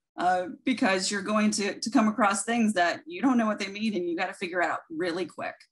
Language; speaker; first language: English; native; English